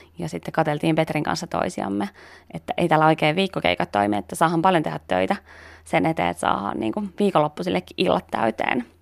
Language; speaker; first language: Finnish; native; Finnish